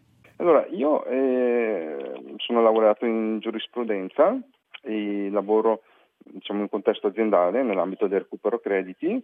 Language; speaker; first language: Italian; early bilingual, other home language; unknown